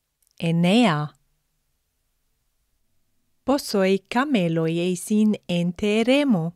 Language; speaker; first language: Greek; non-native, fluent; English